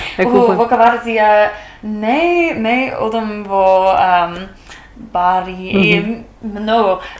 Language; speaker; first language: Macedonian; non-native, learner; English